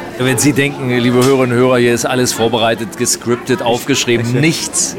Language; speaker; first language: German; native; German